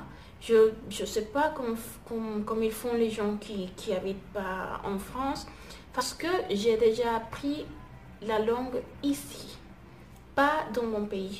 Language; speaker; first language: French; non-native, fluent; Spanish